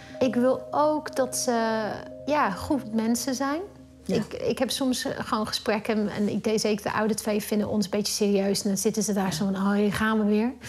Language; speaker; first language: Dutch; non-native, fluent; English